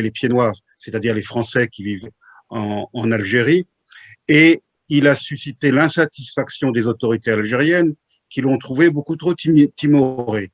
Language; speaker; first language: French; native; French